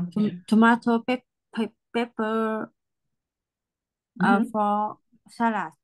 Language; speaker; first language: English; non-native, learner; Vietnamese